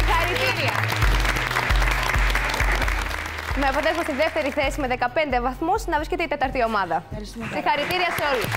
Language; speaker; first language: Greek; native; Greek